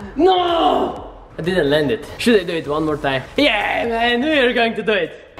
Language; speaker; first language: English; non-native, fluent; Bulgarian